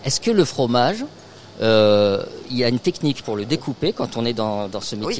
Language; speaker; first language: French; native; French